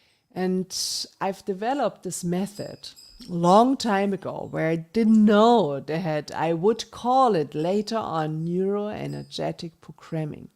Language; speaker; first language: English; non-native, fluent; German